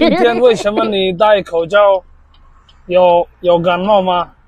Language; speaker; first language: Chinese; non-native, learner; Somali